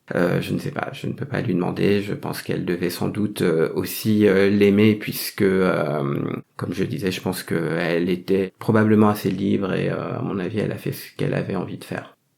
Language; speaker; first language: French; early bilingual, other home language; Vietnamese